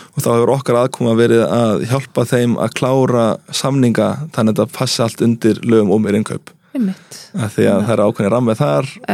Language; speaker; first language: Icelandic; early bilingual, heritage; Icelandic